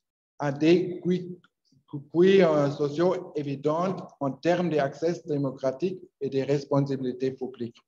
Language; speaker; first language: French; non-native, learner; Spanish